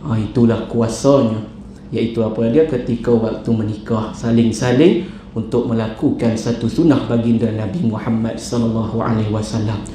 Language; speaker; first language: Malay; native; Malay